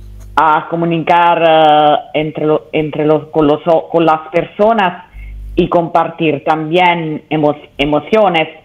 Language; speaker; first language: Spanish; non-native, learner; Italian